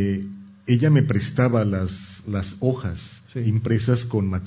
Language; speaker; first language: Spanish; native; Spanish